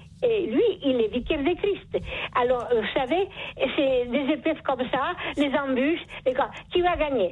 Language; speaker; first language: French; non-native, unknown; Polish